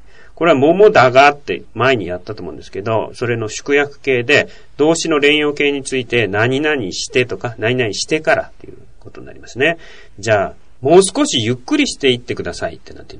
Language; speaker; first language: Japanese; native; Japanese